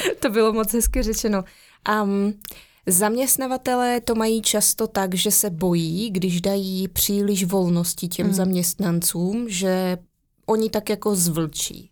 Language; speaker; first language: Czech; native; Czech